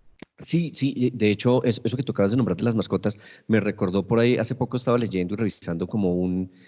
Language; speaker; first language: Spanish; native; Spanish